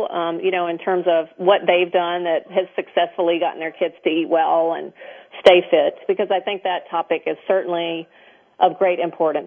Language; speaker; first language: English; native; English